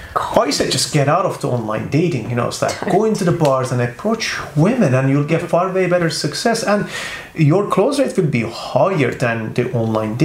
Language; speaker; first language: English; non-native, fluent; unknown